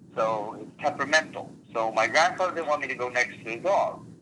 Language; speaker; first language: English; early bilingual, other home language; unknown